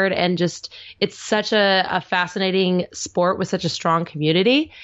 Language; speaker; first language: English; native; English